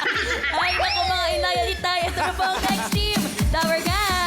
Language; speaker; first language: Filipino; native; Filipino